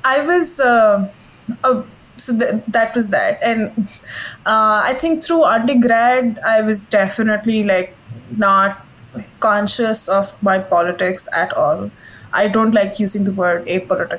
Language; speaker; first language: English; non-native, local second language; Hindi